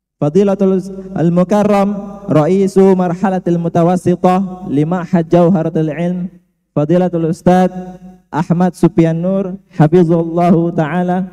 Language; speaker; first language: Arabic; non-native, learner; Indonesian